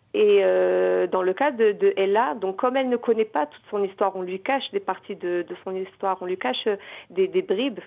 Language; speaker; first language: French; native; French